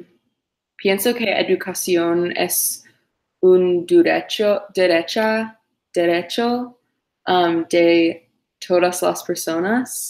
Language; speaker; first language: Spanish; non-native, learner; English